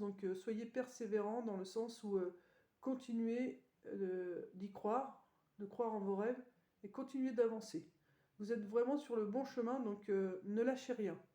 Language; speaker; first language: French; native; French